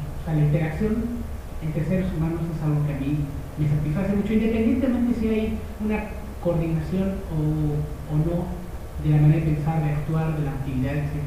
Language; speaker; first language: Spanish; native; Spanish